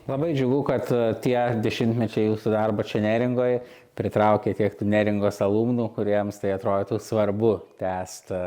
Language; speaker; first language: Lithuanian; native; Lithuanian